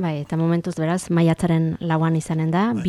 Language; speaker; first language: Basque; native; Basque